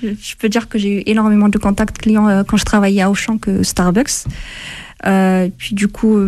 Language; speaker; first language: French; non-native, fluent; Amharic